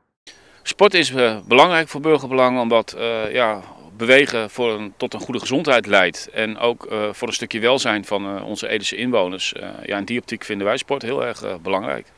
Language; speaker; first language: Dutch; native; Dutch